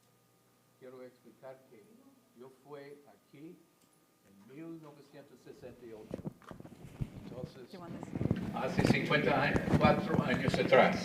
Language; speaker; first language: Spanish; non-native, fluent; English